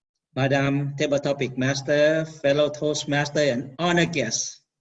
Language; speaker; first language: English; non-native, fluent; Thai